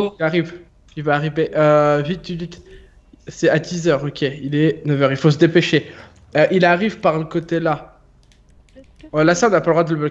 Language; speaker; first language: French; native; French